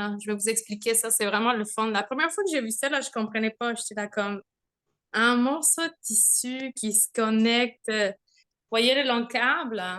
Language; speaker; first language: French; non-native, fluent; Spanish